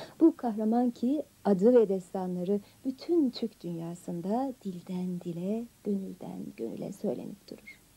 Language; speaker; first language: Turkish; native; Turkish